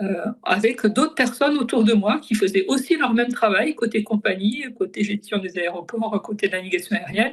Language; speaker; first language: French; native; French